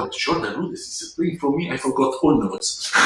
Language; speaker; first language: English; non-native, learner; Italian